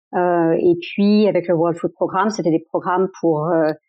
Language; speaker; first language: French; native; French